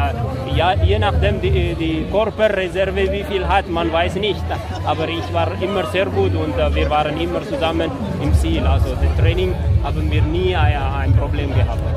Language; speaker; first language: German; non-native, learner; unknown